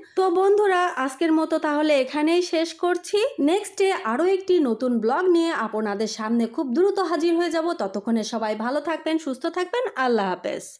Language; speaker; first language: Bangla; native; Bangla